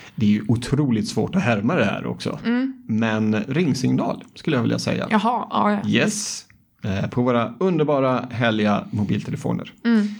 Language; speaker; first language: Swedish; non-native, fluent; Arabic